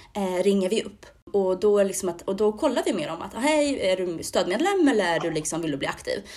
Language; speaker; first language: Swedish; early bilingual, other home language; Hungarian